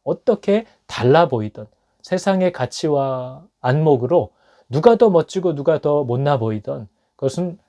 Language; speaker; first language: Korean; native; Korean